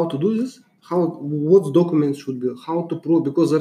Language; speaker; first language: English; non-native, learner; Uzbek